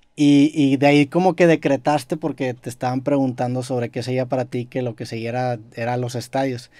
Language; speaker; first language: Spanish; native; Spanish